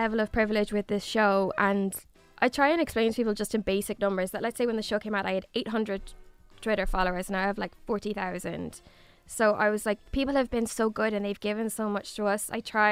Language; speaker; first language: English; native; English